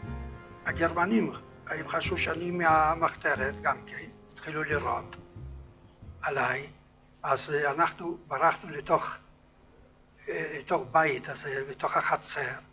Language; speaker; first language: Hebrew; non-native, fluent; Yiddish